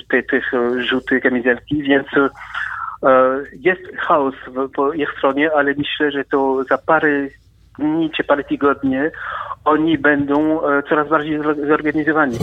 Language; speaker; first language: Polish; non-native, fluent; French